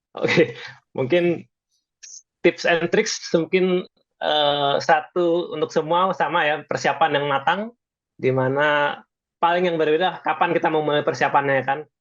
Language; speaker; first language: Indonesian; native; Indonesian